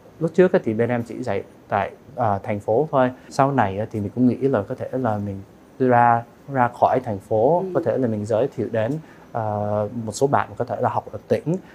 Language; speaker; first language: Vietnamese; early bilingual, heritage; Vietnamese